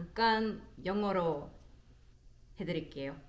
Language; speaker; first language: Korean; non-native, learner; German